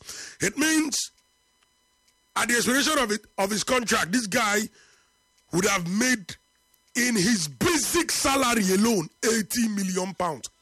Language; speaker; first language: English; non-native, local second language; Igbo